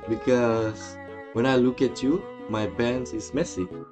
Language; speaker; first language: English; non-native, fluent; Indonesian